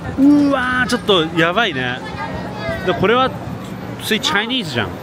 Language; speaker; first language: Japanese; native; Japanese